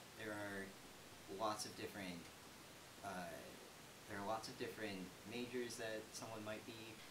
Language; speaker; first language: English; native; English